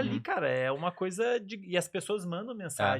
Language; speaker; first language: Portuguese; native; Portuguese